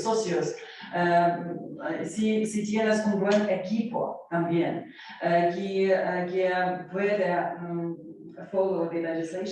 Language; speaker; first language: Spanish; non-native, learner; Ukrainian